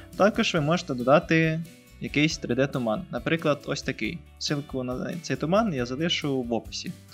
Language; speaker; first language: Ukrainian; native; Ukrainian